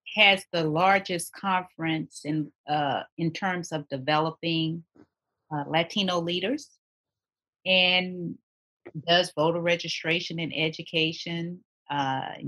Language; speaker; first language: English; native; English